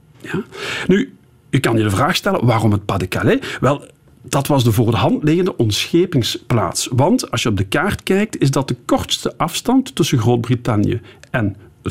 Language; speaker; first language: Dutch; native; Dutch